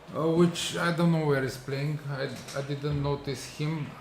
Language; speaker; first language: English; non-native, learner; Romanian